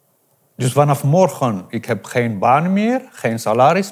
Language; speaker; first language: Dutch; non-native, fluent; Arabic